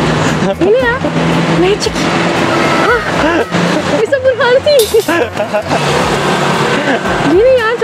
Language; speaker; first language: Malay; non-native, fluent; Turkish